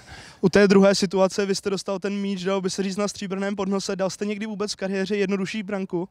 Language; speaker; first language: Czech; native; Czech